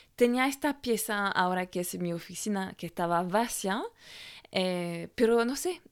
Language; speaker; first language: Spanish; non-native, fluent; French